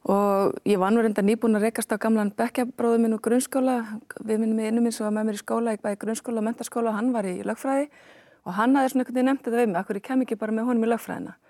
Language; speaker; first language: Icelandic; native; Icelandic